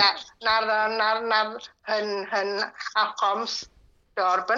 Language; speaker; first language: Dutch; non-native, learner; Indonesian